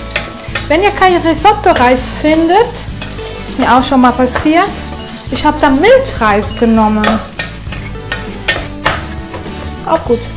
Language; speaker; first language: German; non-native, fluent; Italian